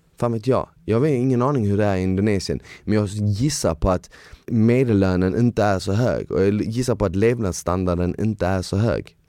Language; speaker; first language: Swedish; early bilingual, other home language; Bosnian